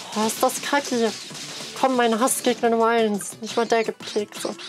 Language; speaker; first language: German; native; German